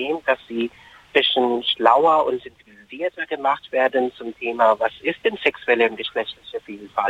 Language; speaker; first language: German; non-native, fluent; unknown